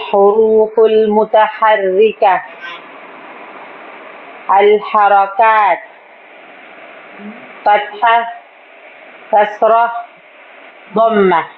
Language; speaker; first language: Arabic; non-native, learner; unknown